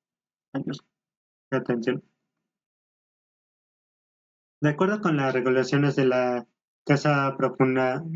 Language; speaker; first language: Spanish; native; Spanish